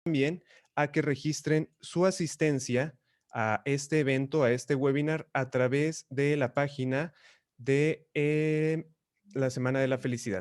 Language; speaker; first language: Spanish; native; Spanish